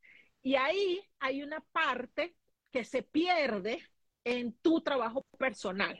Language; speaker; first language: Spanish; native; Spanish